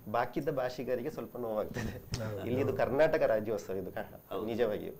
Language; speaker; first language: Kannada; non-native, local second language; Tulu